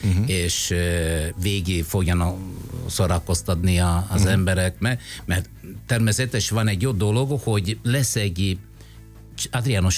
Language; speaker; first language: Hungarian; non-native, fluent; Italian